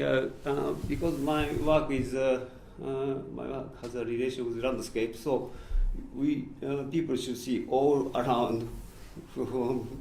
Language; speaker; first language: English; non-native, fluent; Japanese